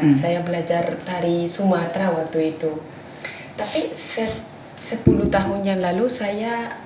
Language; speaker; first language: Indonesian; non-native, fluent; Spanish